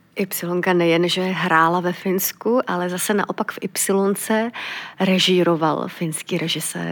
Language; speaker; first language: Czech; native; Czech